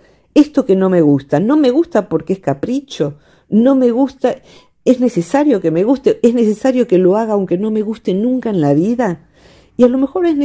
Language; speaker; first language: Spanish; native; Spanish